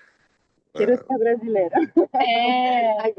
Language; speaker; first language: Portuguese; non-native, learner; Arabic